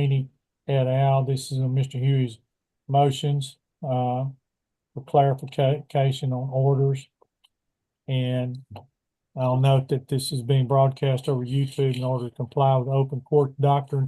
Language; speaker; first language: English; native; English